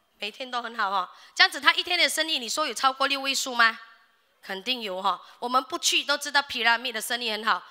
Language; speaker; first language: Chinese; native; Chinese